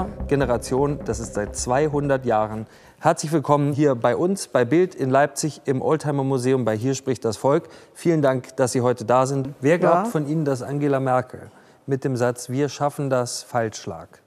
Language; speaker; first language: German; native; German